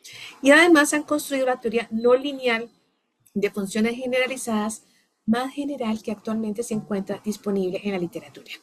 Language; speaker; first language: Spanish; native; Spanish